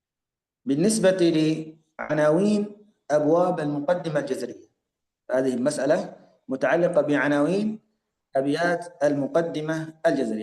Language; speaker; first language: Arabic; native; Arabic